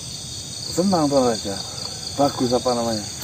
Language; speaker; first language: Indonesian; native; Indonesian